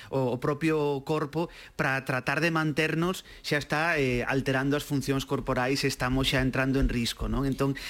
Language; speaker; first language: Galician; native; Galician